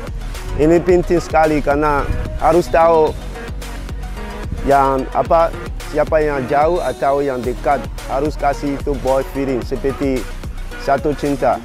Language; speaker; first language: Indonesian; non-native, fluent; English